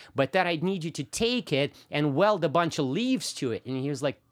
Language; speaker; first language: English; non-native, fluent; Russian